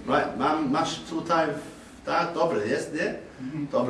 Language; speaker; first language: Polish; non-native, learner; English